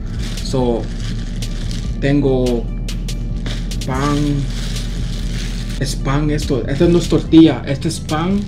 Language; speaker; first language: Spanish; early bilingual, other home language; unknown